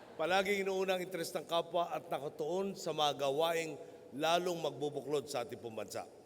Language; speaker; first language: Filipino; native; Filipino